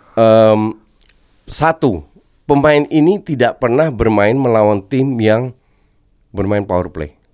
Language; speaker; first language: Indonesian; non-native, fluent; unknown